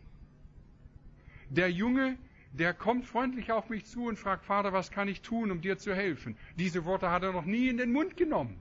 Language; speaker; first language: German; non-native, fluent; English